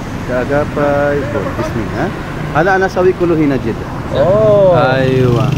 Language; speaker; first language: Arabic; non-native, learner; Filipino